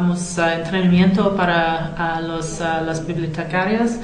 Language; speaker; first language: Spanish; non-native, fluent; English